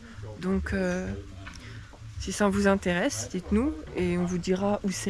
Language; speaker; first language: French; native; French